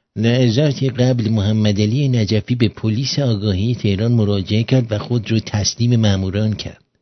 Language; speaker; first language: Persian; native; Persian